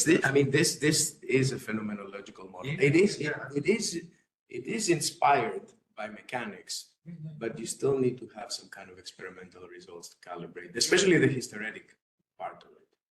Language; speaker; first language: English; non-native, fluent; Greek